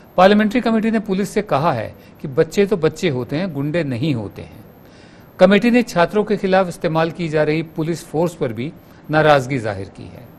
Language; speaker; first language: Hindi; native; Hindi